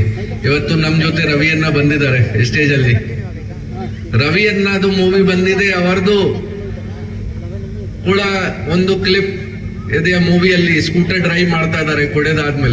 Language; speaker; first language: Kannada; non-native, local second language; Hindi